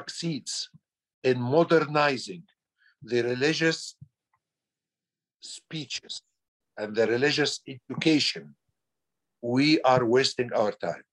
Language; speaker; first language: English; non-native, fluent; Arabic